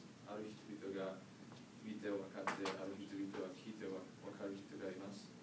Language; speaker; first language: Japanese; non-native, learner; English